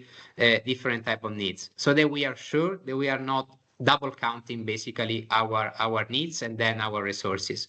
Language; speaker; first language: English; non-native, fluent; Italian